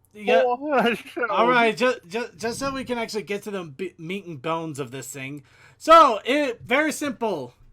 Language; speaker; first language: English; native; English